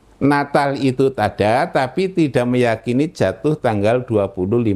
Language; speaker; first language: Indonesian; non-native, local second language; Javanese